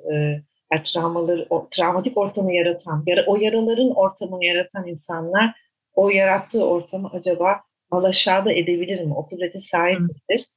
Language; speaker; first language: Turkish; native; Turkish